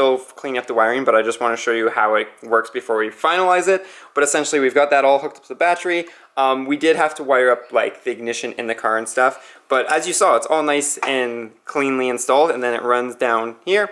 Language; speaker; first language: English; native; English